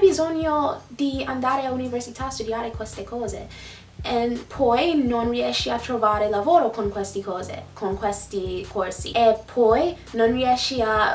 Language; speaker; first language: Italian; non-native, fluent; English